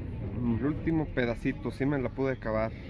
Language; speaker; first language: Spanish; native; Spanish